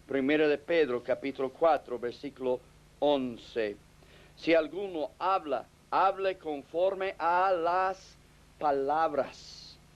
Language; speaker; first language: Spanish; non-native, fluent; English